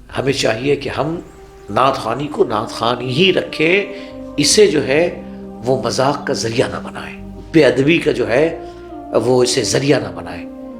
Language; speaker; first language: Urdu; non-native, fluent; Bangla